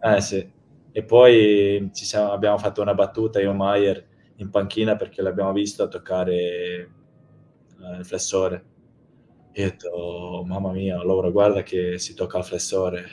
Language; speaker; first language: Italian; non-native, fluent; Croatian